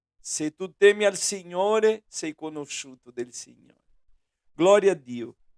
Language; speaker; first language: Italian; non-native, fluent; Portuguese